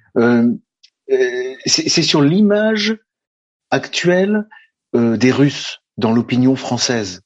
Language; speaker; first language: French; native; French